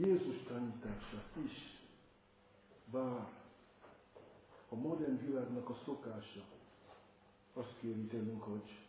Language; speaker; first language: Hungarian; non-native, fluent; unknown